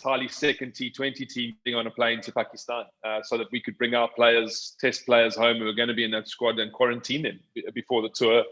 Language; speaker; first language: English; native; English